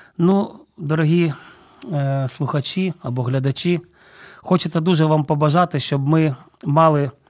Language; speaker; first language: Ukrainian; non-native, local second language; Russian